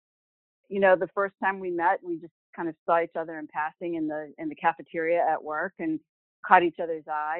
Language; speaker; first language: English; native; English